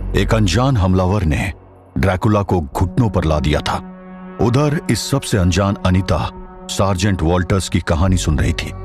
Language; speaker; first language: Hindi; native; Hindi